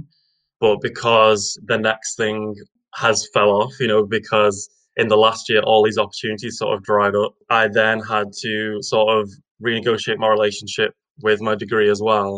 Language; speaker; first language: English; native; English